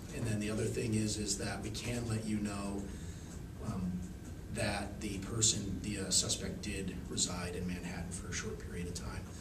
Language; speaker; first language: English; native; English